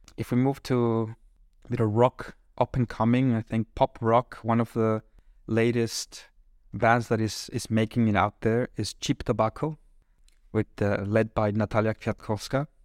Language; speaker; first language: English; non-native, fluent; Spanish